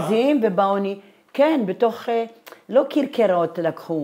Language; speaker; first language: Hebrew; non-native, fluent; Italian